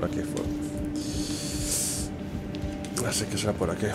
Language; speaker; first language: Spanish; native; Spanish